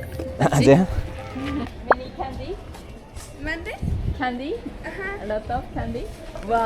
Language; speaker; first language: English; non-native, learner; Japanese